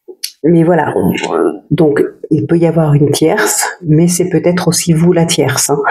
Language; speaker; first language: French; native; French